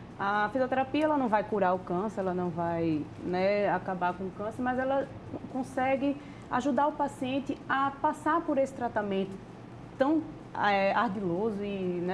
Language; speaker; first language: Portuguese; native; Portuguese